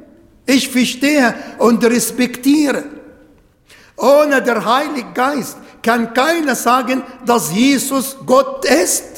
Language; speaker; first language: German; non-native, fluent; Arabic